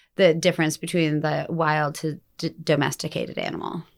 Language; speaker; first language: English; native; English